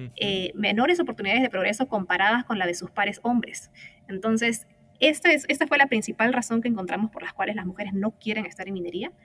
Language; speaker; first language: Spanish; native; Spanish